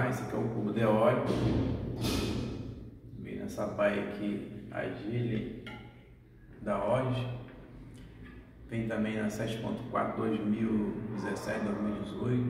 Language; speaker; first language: Portuguese; native; Portuguese